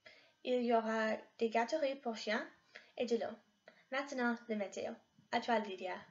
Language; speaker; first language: French; non-native, learner; English